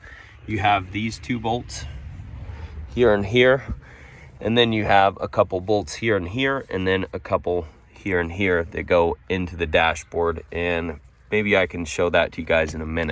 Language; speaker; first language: English; native; English